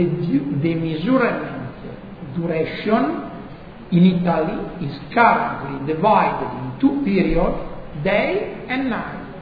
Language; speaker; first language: English; non-native, fluent; Italian